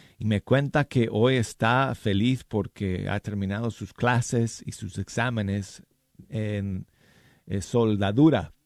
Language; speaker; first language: Spanish; non-native, fluent; English